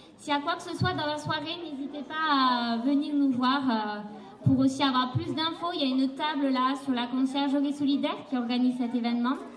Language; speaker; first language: French; native; French